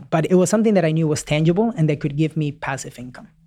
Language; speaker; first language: English; early bilingual, other home language; Spanish